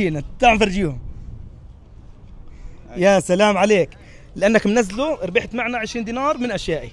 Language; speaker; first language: Arabic; native; Arabic